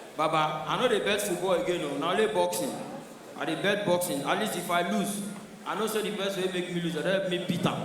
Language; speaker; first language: Nigerian Pidgin; non-native, local second language; Igbo